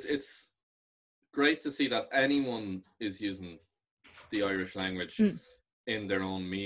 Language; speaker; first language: English; non-native, local second language; Irish